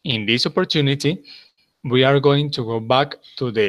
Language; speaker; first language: English; non-native, fluent; Spanish